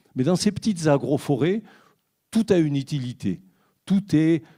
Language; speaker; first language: French; native; French